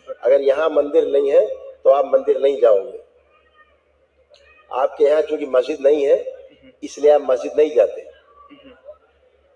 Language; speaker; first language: Hindi; native; Hindi